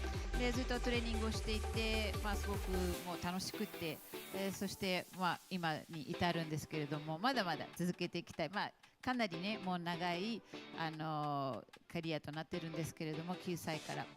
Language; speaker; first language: Japanese; native; Japanese